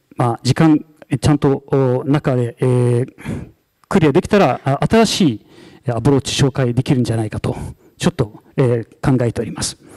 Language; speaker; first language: Japanese; non-native, fluent; Arabic